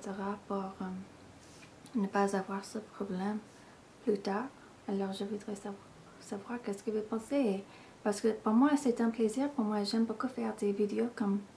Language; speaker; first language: French; non-native, learner; English